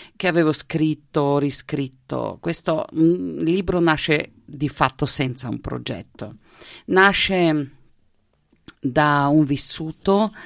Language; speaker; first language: Italian; non-native, local second language; Slovenian